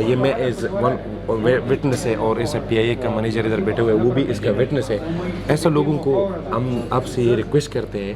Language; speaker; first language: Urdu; non-native, local second language; Pashto